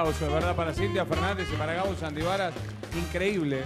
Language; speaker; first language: Spanish; native; Spanish